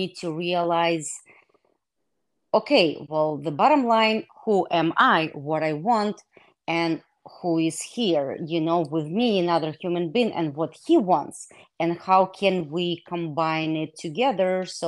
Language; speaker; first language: English; non-native, fluent; Hebrew